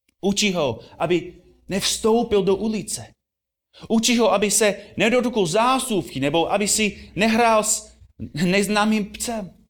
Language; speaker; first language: Czech; non-native, fluent; English